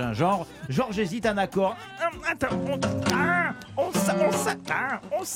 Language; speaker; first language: French; native; French